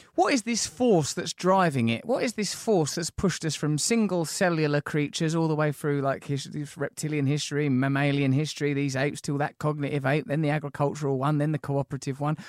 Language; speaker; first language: English; native; English